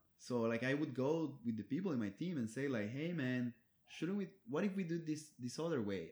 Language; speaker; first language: English; non-native, fluent; Spanish